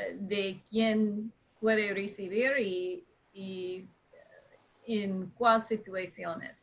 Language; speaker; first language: Spanish; non-native, fluent; English